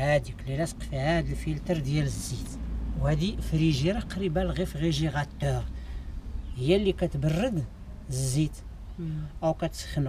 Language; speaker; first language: Arabic; native; Arabic